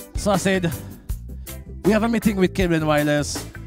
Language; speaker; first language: English; non-native, local second language; Seselwa Creole French